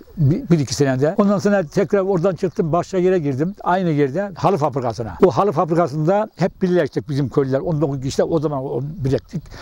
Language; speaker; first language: Turkish; native; Turkish